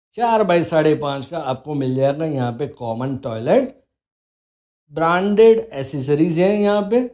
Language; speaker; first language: Hindi; non-native, local second language; Gujarati